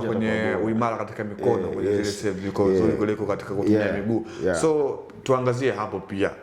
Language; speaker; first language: Swahili; native; Swahili